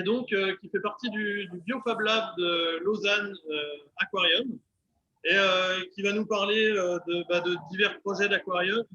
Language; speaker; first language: French; native; French